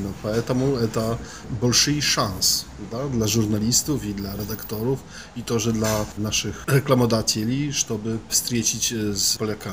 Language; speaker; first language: Russian; non-native, fluent; Polish